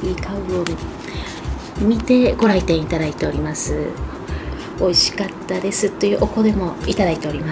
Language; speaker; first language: Japanese; native; Japanese